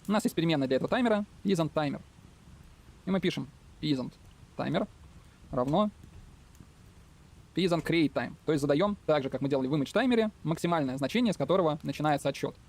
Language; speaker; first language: Russian; native; Russian